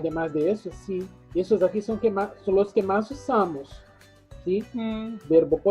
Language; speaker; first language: Spanish; non-native, fluent; Portuguese